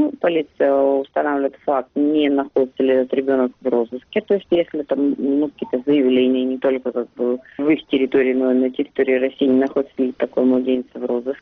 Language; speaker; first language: Russian; native; Russian